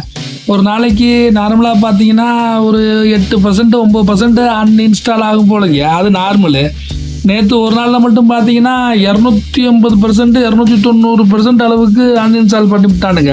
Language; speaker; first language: Tamil; native; Tamil